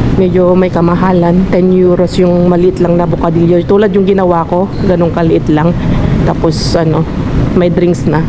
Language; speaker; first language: Filipino; non-native, local second language; Iloko